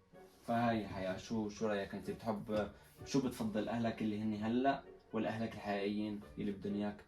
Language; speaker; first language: Arabic; native; Arabic